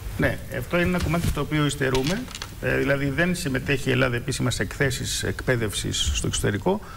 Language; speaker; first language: Greek; native; Greek